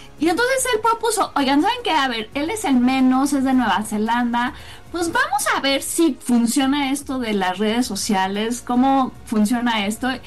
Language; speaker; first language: Spanish; native; Spanish